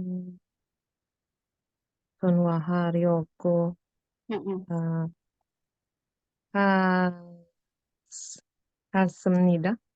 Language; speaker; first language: Korean; non-native, learner; Indonesian